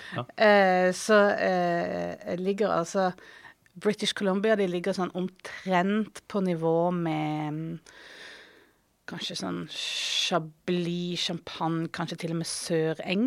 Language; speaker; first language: Norwegian; native; Norwegian